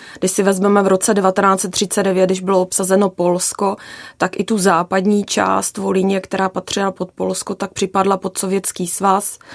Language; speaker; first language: Czech; native; Czech